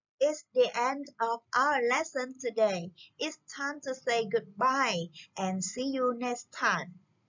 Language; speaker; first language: English; non-native, fluent; Vietnamese